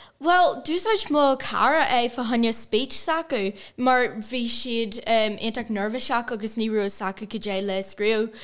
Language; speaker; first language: Irish; non-native, local second language; Portuguese